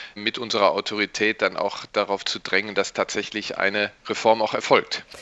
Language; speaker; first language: German; native; German